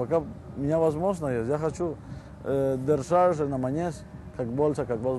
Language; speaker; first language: Russian; non-native, learner; Spanish